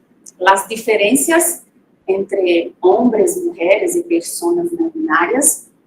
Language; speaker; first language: Spanish; non-native, fluent; Portuguese